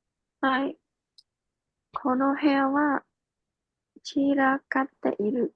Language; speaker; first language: Japanese; non-native, learner; Khmer